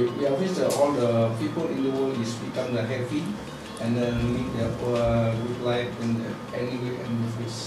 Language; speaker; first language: English; non-native, learner; Indonesian